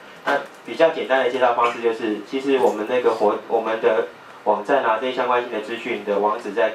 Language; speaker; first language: Chinese; native; Chinese